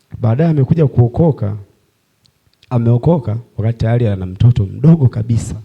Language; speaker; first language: Swahili; native; Swahili